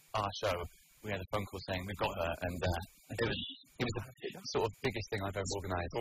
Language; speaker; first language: English; native; English